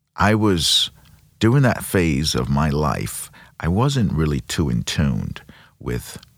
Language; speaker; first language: English; non-native, local second language; Yoruba